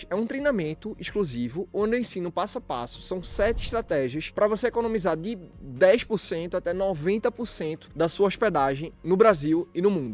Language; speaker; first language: Portuguese; native; Portuguese